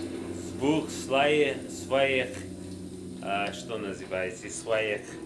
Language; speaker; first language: Russian; non-native, learner; English